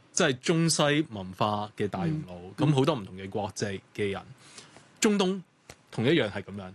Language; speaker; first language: Cantonese; native; Cantonese